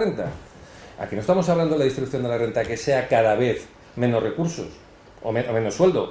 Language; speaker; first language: Spanish; native; Spanish